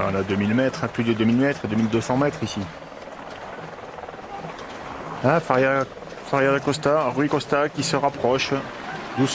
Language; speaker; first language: French; native; French